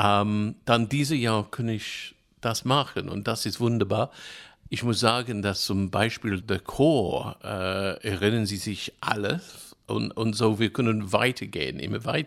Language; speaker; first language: German; non-native, fluent; English